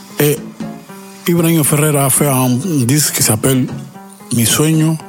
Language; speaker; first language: French; non-native, learner; Spanish